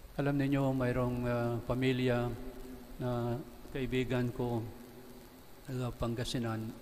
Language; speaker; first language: Filipino; native; Filipino